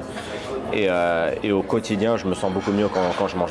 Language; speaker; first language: French; native; French